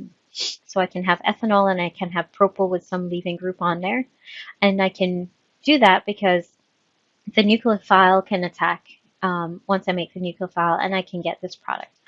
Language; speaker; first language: English; native; English